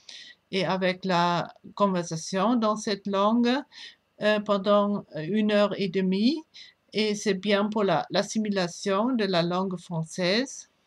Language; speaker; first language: French; non-native, fluent; German